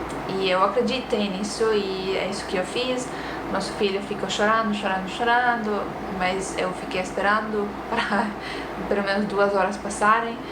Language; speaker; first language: Portuguese; non-native, fluent; Estonian